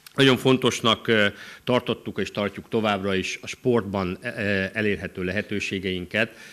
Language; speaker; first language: Hungarian; native; Hungarian